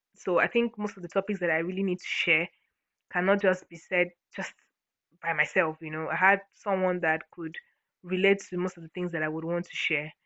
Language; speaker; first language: English; non-native, local second language; Ibibio